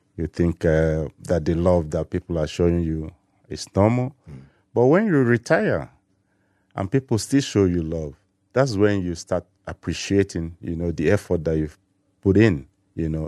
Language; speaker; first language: English; non-native, local second language; Igbo